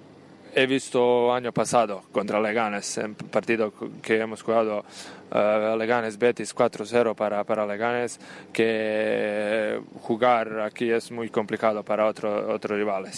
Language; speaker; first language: Spanish; non-native, learner; Serbian